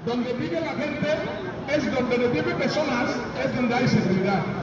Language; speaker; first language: Spanish; non-native, learner; Igbo